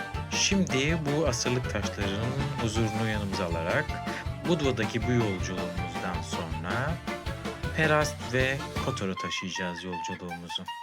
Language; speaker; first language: Turkish; native; Turkish